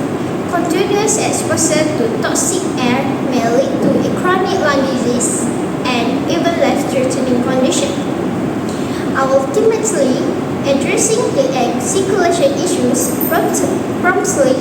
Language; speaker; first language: English; non-native, learner; Malay